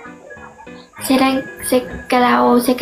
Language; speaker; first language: Indonesian; non-native, learner; Vietnamese